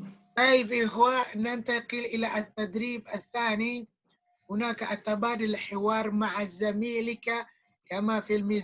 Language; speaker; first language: Arabic; non-native, fluent; Indonesian